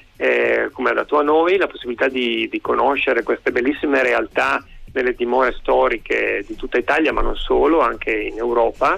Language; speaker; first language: Italian; native; Italian